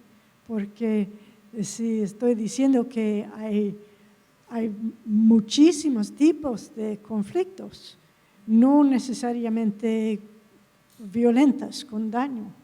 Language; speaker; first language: Spanish; non-native, fluent; English